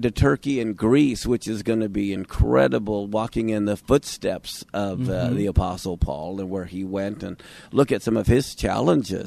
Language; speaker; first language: English; native; English